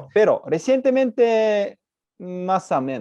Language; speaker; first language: Spanish; non-native, learner; Japanese